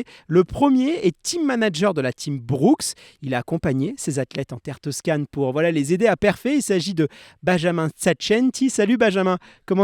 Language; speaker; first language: French; native; French